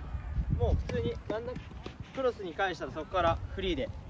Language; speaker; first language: Japanese; native; Japanese